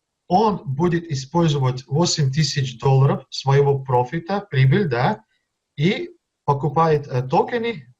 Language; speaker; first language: Russian; early bilingual, heritage; Russian